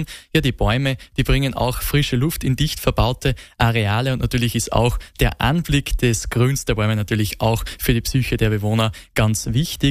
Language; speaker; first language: German; native; German